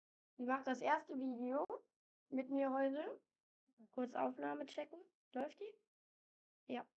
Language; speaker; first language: German; native; German